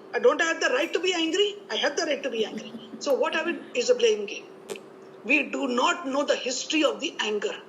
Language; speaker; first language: English; non-native, local second language; Punjabi